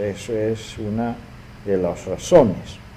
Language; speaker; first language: Spanish; non-native, fluent; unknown